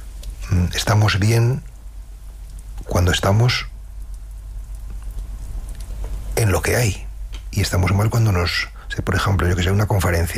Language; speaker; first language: Spanish; native; Spanish